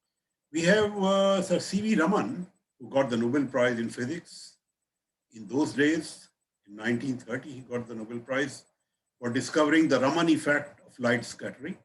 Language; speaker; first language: English; non-native, local second language; Hindi